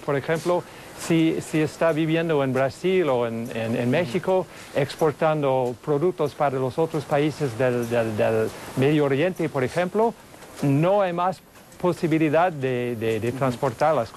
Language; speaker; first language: Spanish; non-native, fluent; English